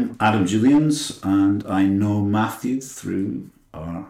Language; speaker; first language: English; native; English